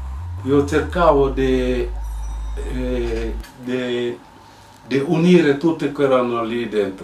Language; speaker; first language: Italian; non-native, fluent; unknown